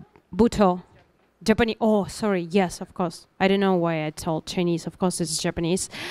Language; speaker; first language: English; non-native, learner; Russian